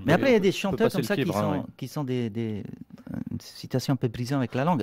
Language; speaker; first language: French; non-native, local second language; Swiss German